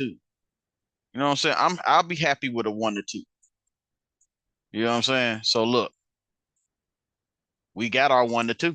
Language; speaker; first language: English; native; English